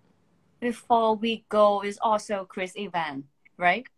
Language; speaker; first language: English; non-native, fluent; Thai